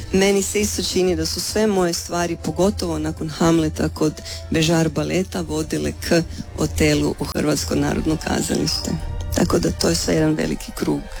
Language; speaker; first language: Croatian; non-native, fluent; Romanian